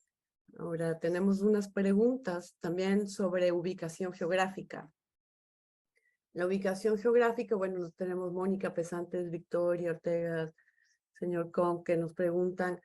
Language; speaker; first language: Spanish; native; Spanish